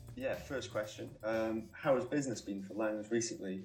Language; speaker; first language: English; native; English